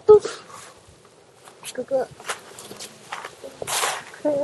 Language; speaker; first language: Korean; non-native, fluent; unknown